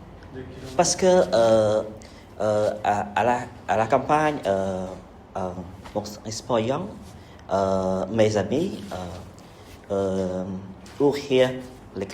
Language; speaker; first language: French; non-native, learner; Khmer